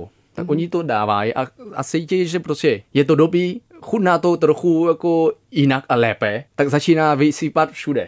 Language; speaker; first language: Czech; non-native, fluent; Vietnamese